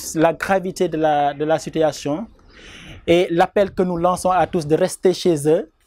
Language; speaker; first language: French; non-native, local second language; Wolof